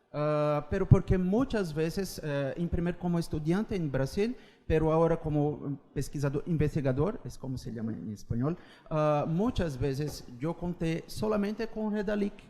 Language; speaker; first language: Spanish; non-native, fluent; Portuguese